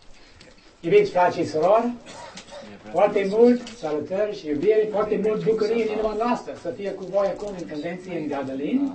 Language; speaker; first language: Romanian; non-native, learner; English